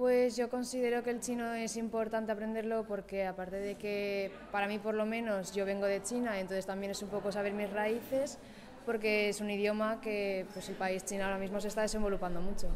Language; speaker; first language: Spanish; early bilingual, other home language; Chinese